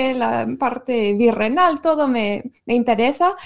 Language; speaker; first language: Spanish; non-native, fluent; English